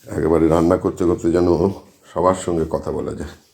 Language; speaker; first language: Bangla; native; Bangla